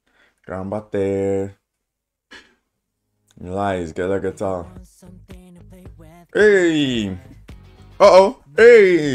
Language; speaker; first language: Japanese; non-native, learner; English